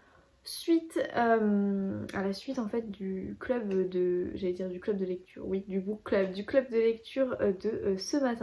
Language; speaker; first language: French; native; French